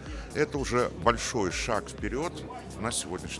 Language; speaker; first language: Russian; native; Russian